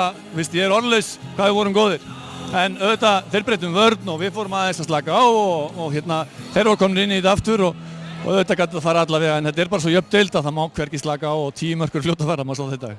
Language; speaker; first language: Icelandic; native; Icelandic